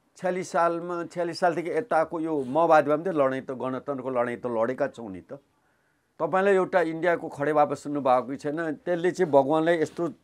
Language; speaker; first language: Nepali; non-native, local second language; Limbu